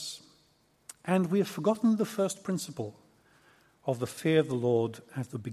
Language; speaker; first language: English; native; English